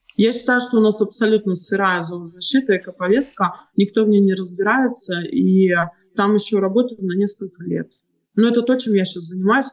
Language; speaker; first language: Russian; native; Russian